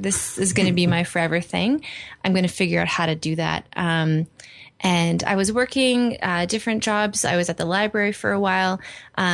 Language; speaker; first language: English; native; English